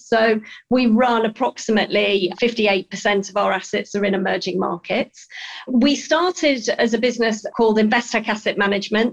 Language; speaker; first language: English; native; English